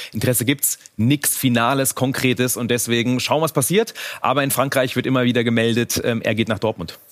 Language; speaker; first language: German; native; German